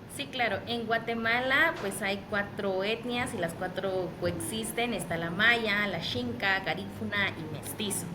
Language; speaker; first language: Spanish; non-native, local second language; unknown